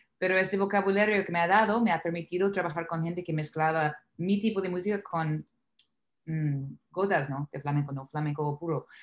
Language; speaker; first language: Spanish; non-native, fluent; English